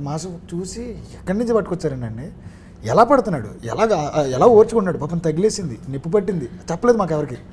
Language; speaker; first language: Telugu; native; Telugu